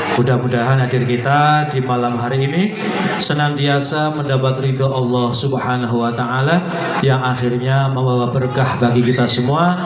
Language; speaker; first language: Indonesian; non-native, local second language; Javanese